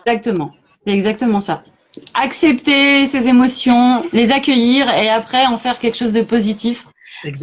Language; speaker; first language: French; native; French